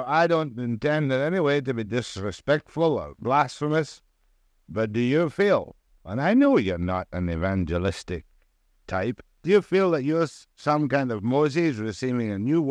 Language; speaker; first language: English; native; English